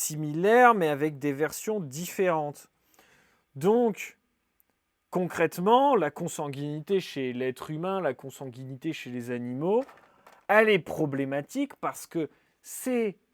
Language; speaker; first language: French; native; French